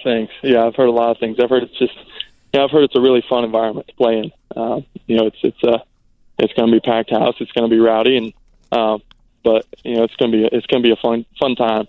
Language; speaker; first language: English; native; English